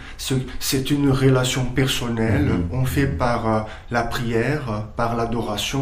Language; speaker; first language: French; non-native, fluent; Portuguese